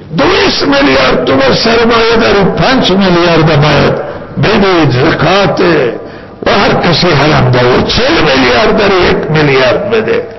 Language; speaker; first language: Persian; non-native, local second language; Baluchi